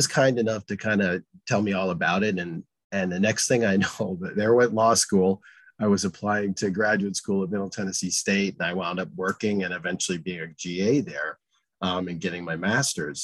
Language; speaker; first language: English; native; English